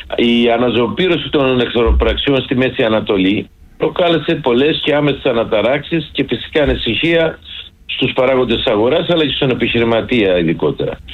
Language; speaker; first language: Greek; native; Greek